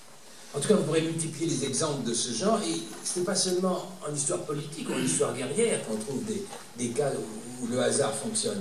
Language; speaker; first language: French; native; French